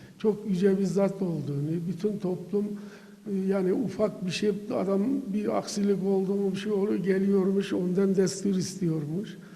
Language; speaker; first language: Turkish; native; Turkish